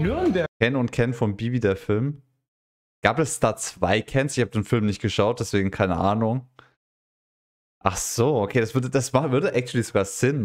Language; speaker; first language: German; native; German